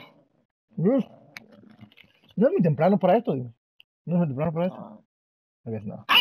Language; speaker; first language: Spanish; early bilingual, heritage; Spanish